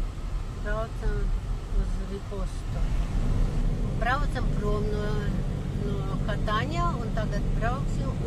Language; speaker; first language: Latvian; non-native, local second language; Russian